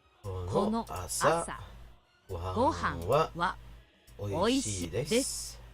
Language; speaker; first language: Japanese; non-native, learner; English